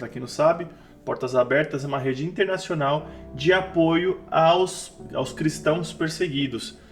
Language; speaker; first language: Portuguese; native; Portuguese